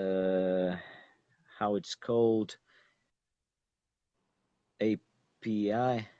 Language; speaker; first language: English; non-native, learner; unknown